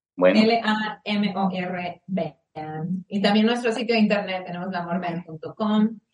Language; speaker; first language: Spanish; early bilingual, heritage; Spanish